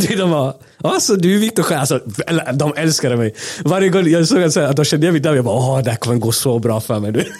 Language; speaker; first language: Swedish; early bilingual, other home language; Spanish